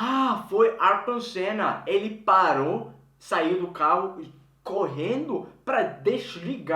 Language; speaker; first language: Portuguese; non-native, fluent; Swedish